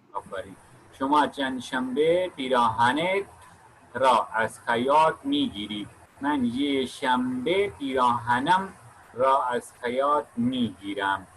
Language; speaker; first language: Persian; non-native, fluent; Urdu